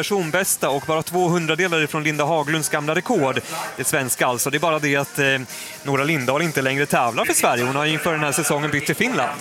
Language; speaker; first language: Swedish; native; Swedish